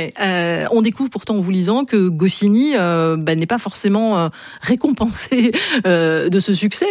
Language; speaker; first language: French; native; French